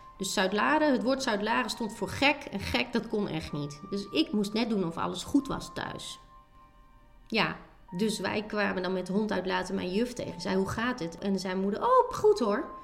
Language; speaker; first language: Dutch; native; Dutch